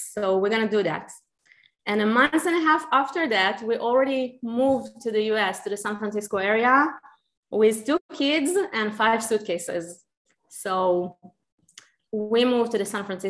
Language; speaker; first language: English; non-native, fluent; Hebrew